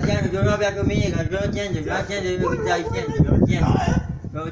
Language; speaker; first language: Spanish; non-native, learner; Haitian Creole